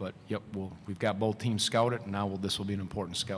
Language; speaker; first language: English; native; English